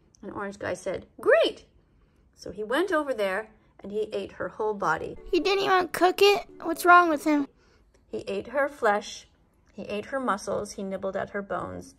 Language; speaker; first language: English; native; English